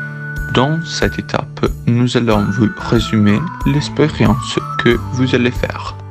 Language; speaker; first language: French; non-native, learner; Italian